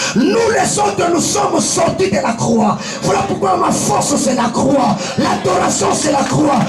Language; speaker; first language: French; non-native, local second language; Lingala